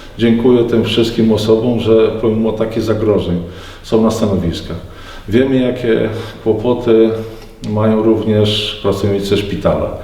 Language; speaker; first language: Polish; native; Polish